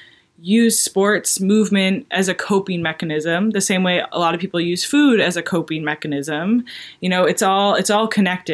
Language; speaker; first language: English; native; English